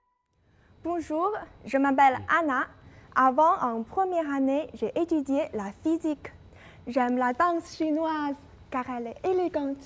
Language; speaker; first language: French; non-native, fluent; Chinese